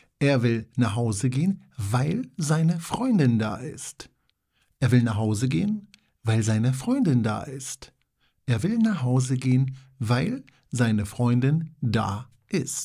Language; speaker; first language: German; non-native, fluent; Polish